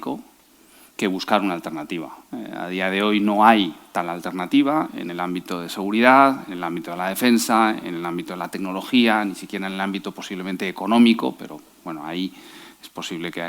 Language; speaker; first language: Spanish; native; Spanish